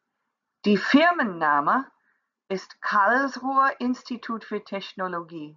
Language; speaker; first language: German; non-native, learner; English